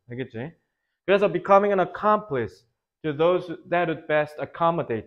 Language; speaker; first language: English; non-native, fluent; Korean